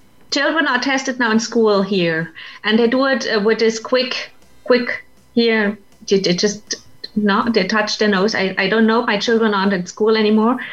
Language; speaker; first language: English; non-native, fluent; German